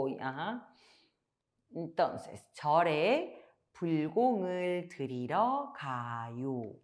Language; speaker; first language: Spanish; non-native, fluent; Korean